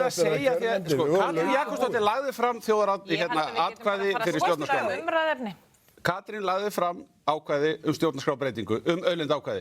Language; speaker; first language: Icelandic; native; Icelandic